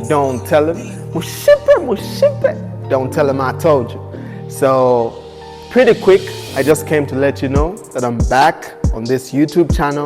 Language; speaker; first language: English; non-native, local second language; Bemba